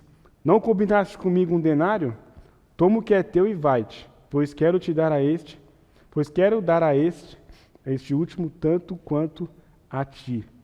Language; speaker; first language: Portuguese; native; Portuguese